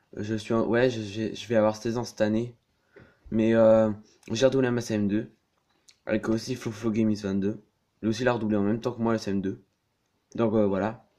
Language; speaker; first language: French; native; French